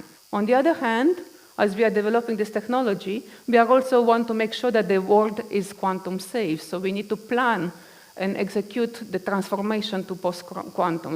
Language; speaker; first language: English; non-native, fluent; Romanian